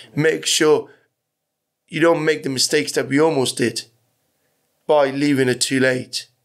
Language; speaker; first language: English; early bilingual, other home language; Persian